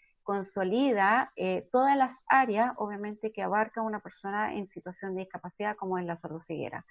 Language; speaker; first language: Spanish; native; Spanish